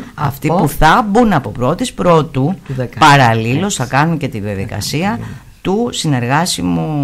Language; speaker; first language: Greek; native; Greek